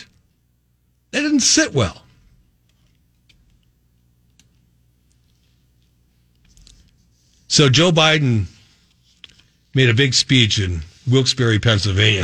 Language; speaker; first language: English; native; English